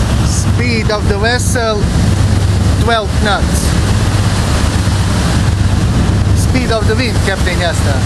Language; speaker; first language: English; non-native, learner; Croatian